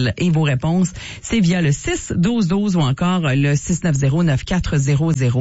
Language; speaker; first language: French; native; French